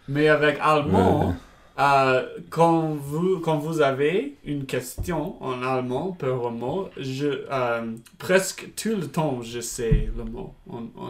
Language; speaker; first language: French; non-native, learner; English